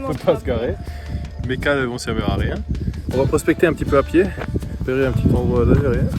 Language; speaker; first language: French; native; French